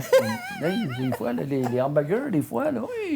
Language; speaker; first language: French; native; French